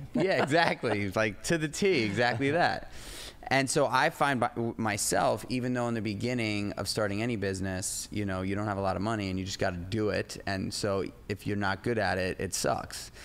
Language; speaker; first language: English; native; English